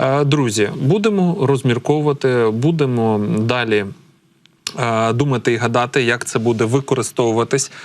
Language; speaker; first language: Ukrainian; native; Ukrainian